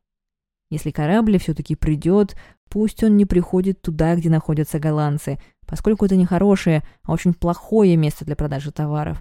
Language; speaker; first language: Russian; native; Russian